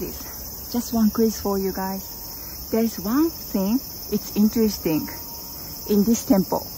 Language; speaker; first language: English; non-native, fluent; Japanese